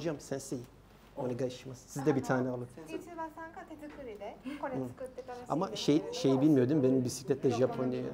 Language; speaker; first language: Turkish; native; Turkish